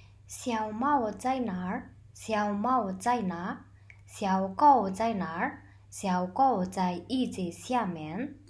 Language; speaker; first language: Chinese; non-native, learner; Mongolian